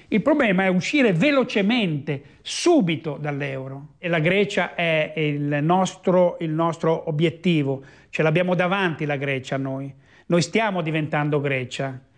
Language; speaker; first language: Italian; native; Italian